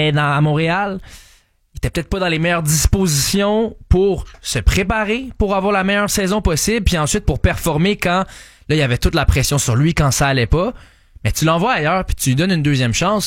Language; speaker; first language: French; native; French